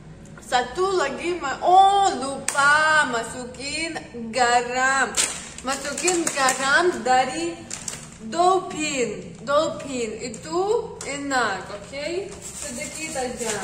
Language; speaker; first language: Indonesian; non-native, learner; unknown